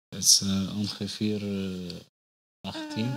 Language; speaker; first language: Dutch; non-native, learner; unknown